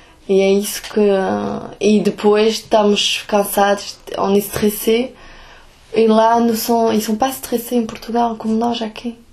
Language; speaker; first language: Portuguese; early bilingual, heritage; Portuguese